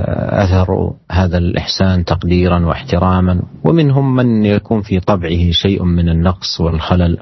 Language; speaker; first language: Arabic; native; Arabic